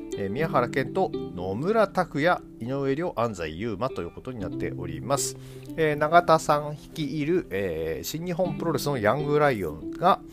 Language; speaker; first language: Japanese; native; Japanese